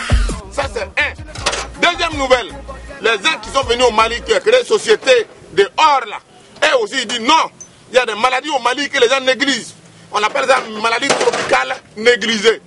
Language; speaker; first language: French; non-native, local second language; Bambara